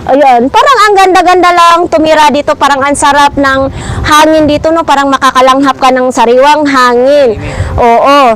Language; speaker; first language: Filipino; non-native, local second language; Cebuano